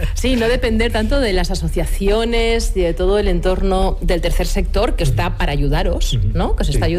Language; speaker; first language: Spanish; native; Spanish